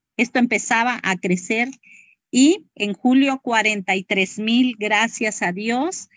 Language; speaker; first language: Spanish; native; Spanish